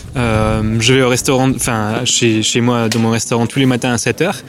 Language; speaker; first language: French; non-native, fluent; English